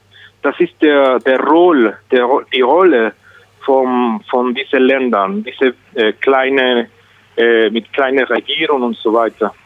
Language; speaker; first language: German; non-native, learner; Spanish